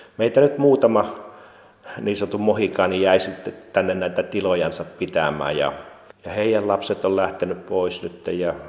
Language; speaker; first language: Finnish; native; Finnish